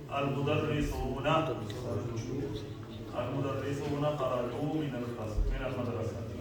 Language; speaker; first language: Arabic; non-native, fluent; Urdu